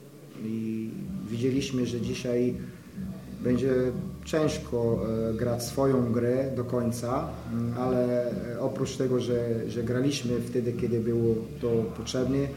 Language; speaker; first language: Polish; non-native, fluent; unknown